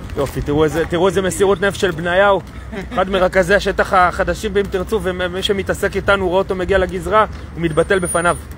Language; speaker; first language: Hebrew; native; Hebrew